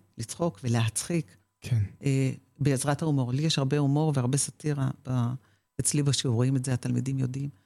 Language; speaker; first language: Hebrew; native; Hebrew